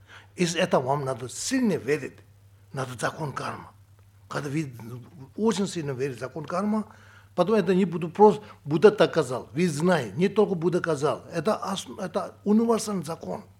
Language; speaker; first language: Russian; non-native, learner; Tibetan